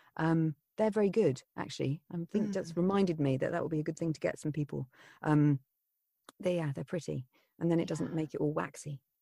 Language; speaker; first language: English; native; English